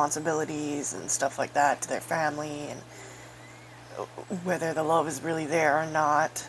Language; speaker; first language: English; native; English